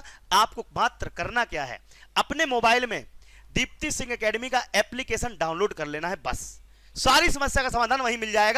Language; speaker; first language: Hindi; native; Hindi